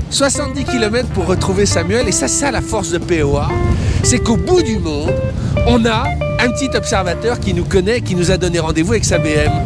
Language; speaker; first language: French; native; French